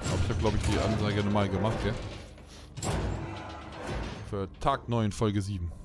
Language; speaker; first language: German; native; German